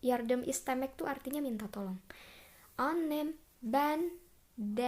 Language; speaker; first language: Turkish; non-native, fluent; Indonesian